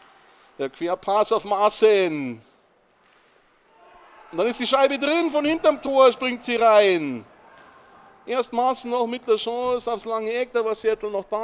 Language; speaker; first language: German; native; German